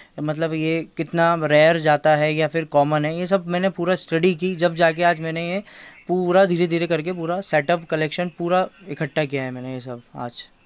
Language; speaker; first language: Hindi; native; Hindi